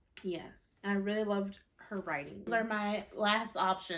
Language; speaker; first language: English; native; English